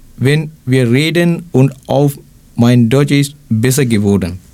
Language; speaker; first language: German; non-native, learner; Thai